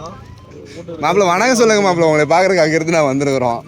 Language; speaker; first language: Tamil; native; Tamil